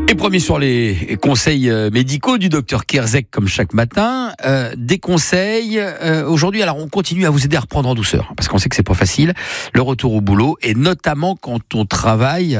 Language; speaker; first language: French; native; French